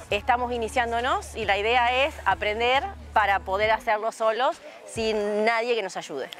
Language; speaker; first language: Spanish; native; Spanish